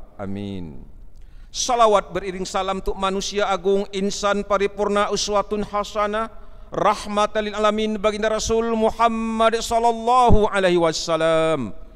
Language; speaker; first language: Malay; non-native, local second language; Achinese